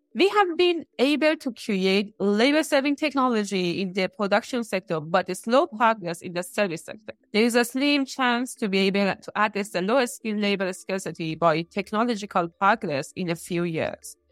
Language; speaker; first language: English; non-native, fluent; Persian